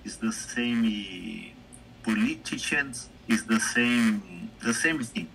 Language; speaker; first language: English; non-native, learner; Portuguese